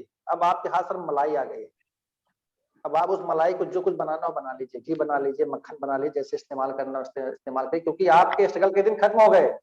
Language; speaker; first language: Hindi; native; Hindi